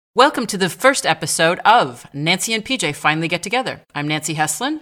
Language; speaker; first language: English; native; English